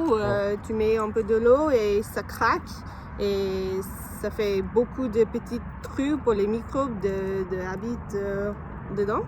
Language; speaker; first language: French; non-native, learner; English